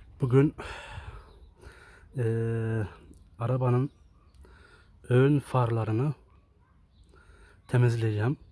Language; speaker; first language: Turkish; early bilingual, heritage; Turkish